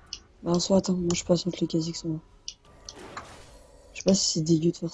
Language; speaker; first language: French; native; French